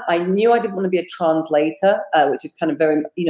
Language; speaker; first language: English; native; English